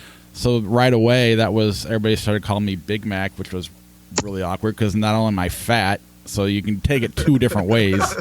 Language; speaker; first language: English; native; English